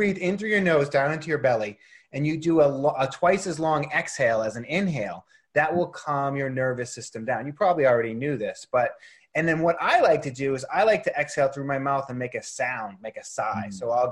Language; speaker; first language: English; native; English